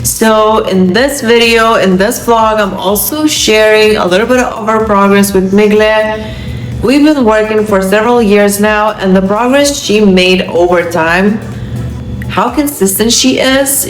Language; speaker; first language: English; non-native, fluent; Lithuanian